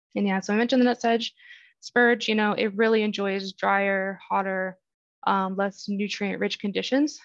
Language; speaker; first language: English; native; English